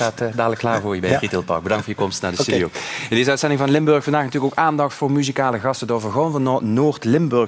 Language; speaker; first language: Dutch; native; Dutch